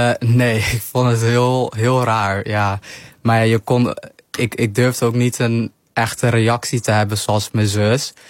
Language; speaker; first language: Dutch; early bilingual, other home language; Somali